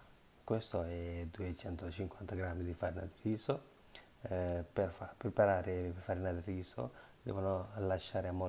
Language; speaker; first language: Italian; non-native, learner; Sinhala